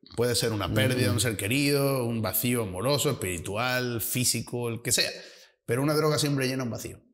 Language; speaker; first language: Spanish; native; Spanish